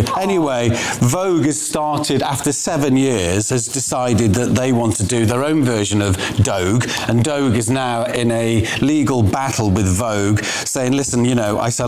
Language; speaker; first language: English; native; English